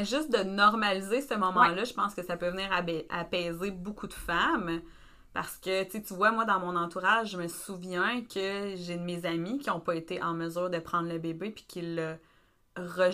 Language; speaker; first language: French; native; French